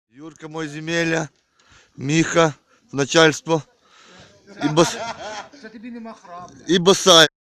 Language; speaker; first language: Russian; non-native, local second language; Ukrainian